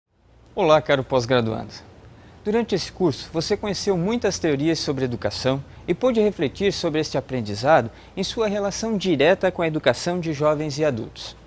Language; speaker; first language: Portuguese; native; Portuguese